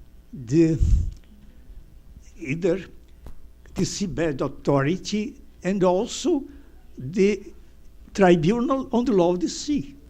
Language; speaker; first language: English; non-native, fluent; Portuguese